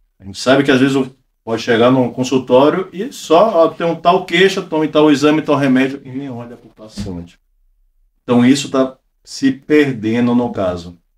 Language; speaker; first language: Portuguese; native; Portuguese